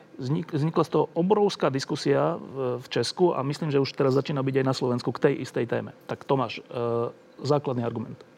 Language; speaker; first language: Slovak; native; Slovak